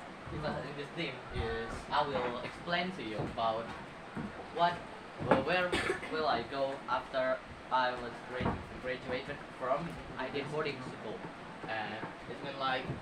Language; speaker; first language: English; non-native, learner; Indonesian